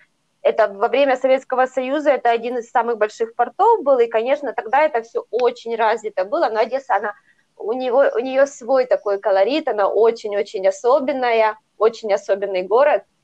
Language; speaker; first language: Russian; native; Russian